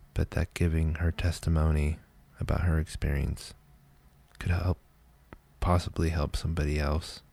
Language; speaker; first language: English; early bilingual, other home language; Spanish